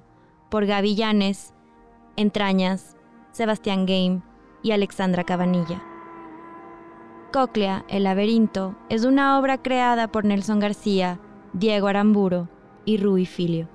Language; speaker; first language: Spanish; native; Spanish